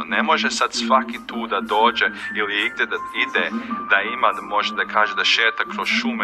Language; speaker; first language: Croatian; early bilingual, heritage; Croatian